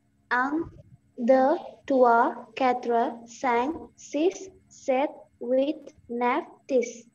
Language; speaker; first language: English; non-native, local second language; Sinhala